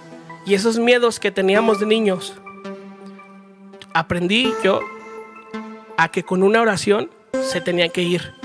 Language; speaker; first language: Spanish; native; Spanish